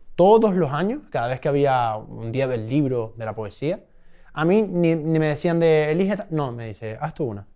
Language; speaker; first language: Spanish; native; Spanish